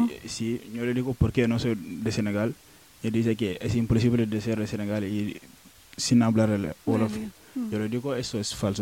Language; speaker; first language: Spanish; non-native, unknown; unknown